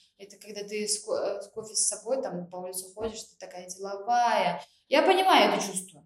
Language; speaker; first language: Russian; non-native, local second language; Uzbek